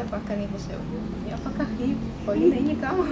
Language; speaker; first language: Indonesian; non-native, fluent; Russian